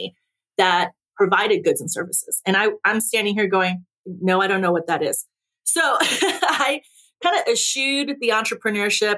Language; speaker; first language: English; early bilingual, other home language; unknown